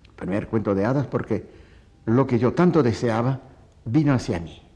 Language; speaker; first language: Spanish; early bilingual, other home language; Polish